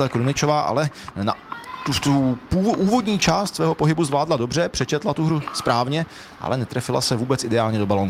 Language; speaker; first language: Czech; native; Czech